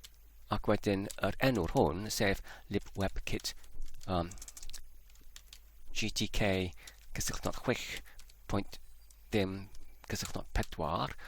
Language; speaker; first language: Welsh; non-native, learner; English